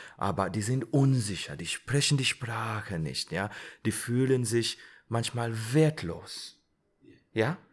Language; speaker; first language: German; non-native, fluent; English